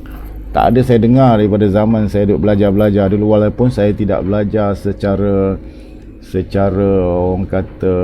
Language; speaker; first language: Malay; native; Malay